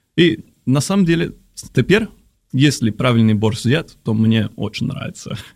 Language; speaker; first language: Russian; non-native, fluent; Spanish